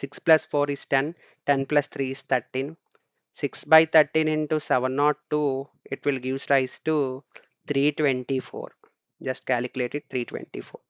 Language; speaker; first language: English; non-native, local second language; Telugu